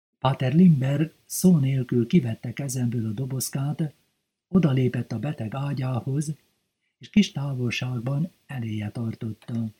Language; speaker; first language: Hungarian; native; Hungarian